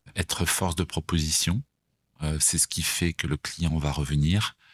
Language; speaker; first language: French; native; French